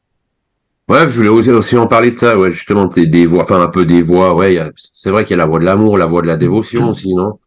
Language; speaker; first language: French; native; French